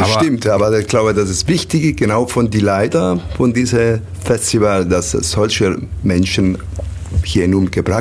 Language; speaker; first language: German; non-native, learner; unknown